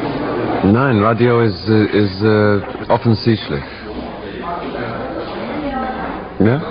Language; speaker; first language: German; non-native, learner; English